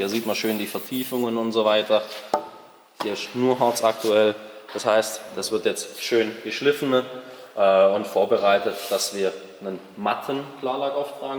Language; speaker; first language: German; native; German